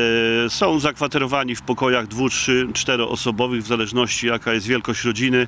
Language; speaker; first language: Polish; native; Polish